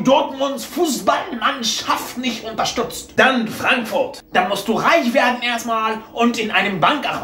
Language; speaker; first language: German; non-native, fluent; Arabic